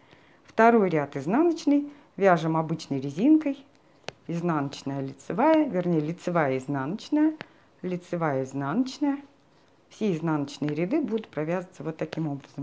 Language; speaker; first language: Russian; native; Russian